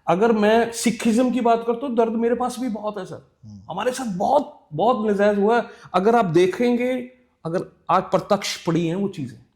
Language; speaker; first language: Hindi; non-native, local second language; Punjabi